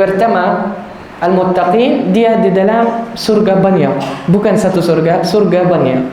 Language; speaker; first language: Indonesian; non-native, learner; Arabic